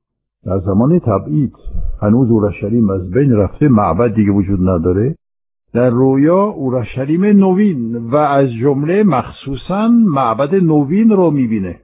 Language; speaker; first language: Persian; non-native, fluent; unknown